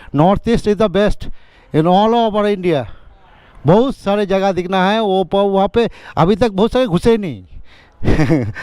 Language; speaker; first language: Hindi; non-native, local second language; Bangla